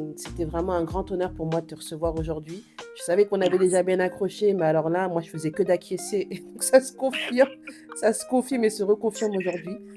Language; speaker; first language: French; native; French